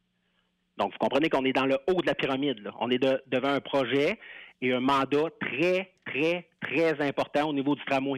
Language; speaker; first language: French; native; French